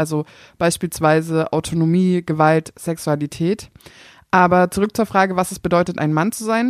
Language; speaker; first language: German; native; German